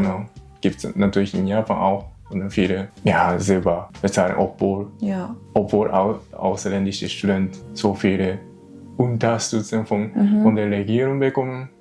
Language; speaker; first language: German; non-native, learner; Japanese